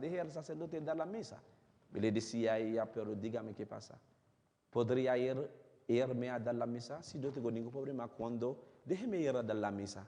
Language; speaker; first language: Spanish; non-native, fluent; Haitian Creole